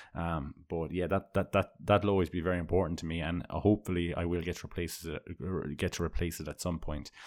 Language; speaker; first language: English; native; English